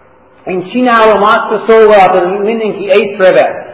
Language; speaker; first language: Hungarian; non-native, learner; English